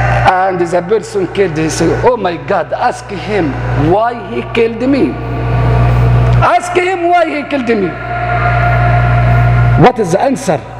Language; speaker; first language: English; non-native, learner; Arabic